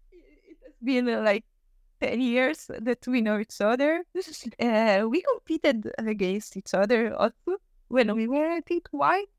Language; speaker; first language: English; non-native, learner; Italian